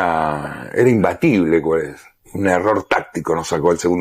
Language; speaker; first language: Spanish; native; Spanish